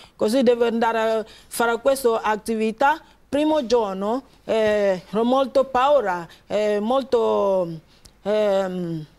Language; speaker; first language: Italian; non-native, fluent; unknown